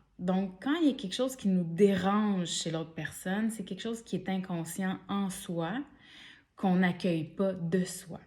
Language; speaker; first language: French; native; French